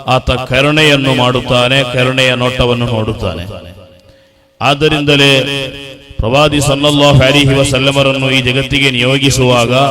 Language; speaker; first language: Kannada; non-native, local second language; Malayalam